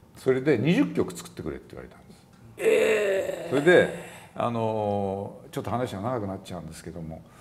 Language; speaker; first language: Japanese; native; Japanese